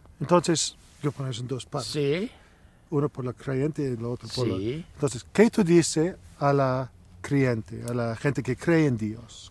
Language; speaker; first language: Spanish; non-native, learner; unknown